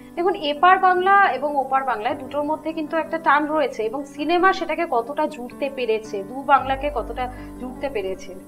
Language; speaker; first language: Bangla; native; Bangla